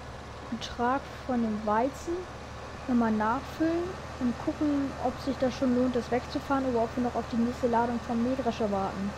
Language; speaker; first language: German; native; German